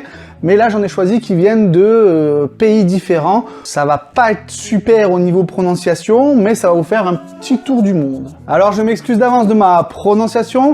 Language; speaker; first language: French; native; French